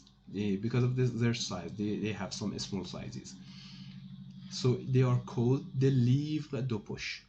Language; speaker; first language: English; non-native, fluent; Persian